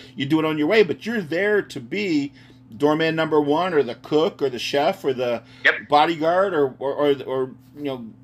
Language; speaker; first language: English; native; English